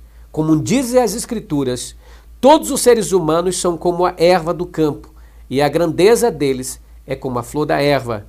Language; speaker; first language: Portuguese; native; Portuguese